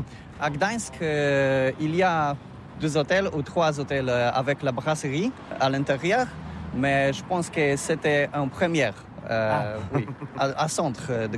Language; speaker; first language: French; non-native, learner; Polish